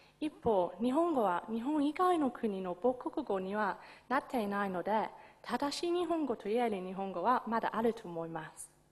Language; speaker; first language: Japanese; non-native, fluent; English